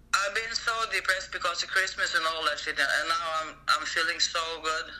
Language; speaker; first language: English; non-native, fluent; Norwegian